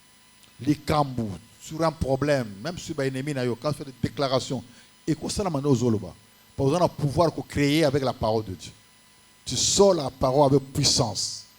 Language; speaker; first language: French; non-native, local second language; Lingala